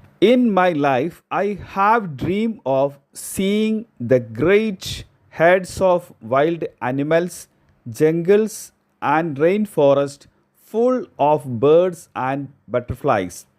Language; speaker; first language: English; non-native, local second language; Malayalam